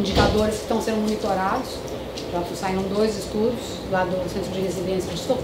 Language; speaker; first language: Portuguese; native; Portuguese